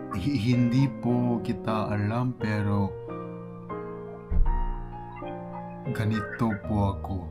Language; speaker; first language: Filipino; non-native, local second language; Cebuano